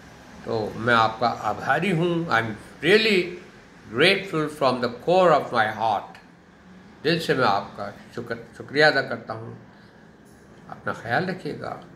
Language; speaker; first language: Hindi; native; Hindi